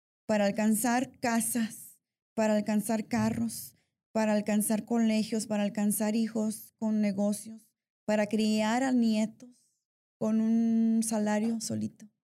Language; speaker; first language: Spanish; early bilingual, heritage; Spanish